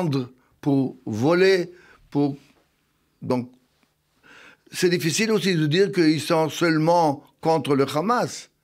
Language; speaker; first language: French; non-native, fluent; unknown